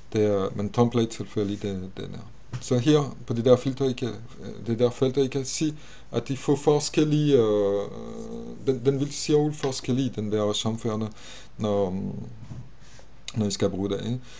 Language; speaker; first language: Danish; non-native, fluent; French